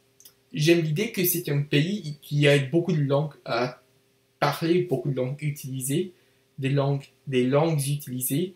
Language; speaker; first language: French; non-native, learner; English